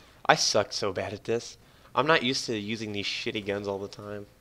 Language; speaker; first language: English; native; English